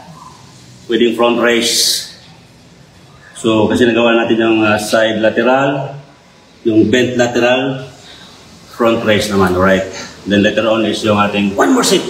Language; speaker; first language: Filipino; native; Filipino